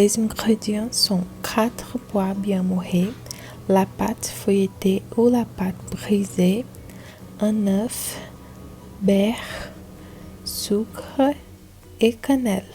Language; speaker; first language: French; non-native, learner; Portuguese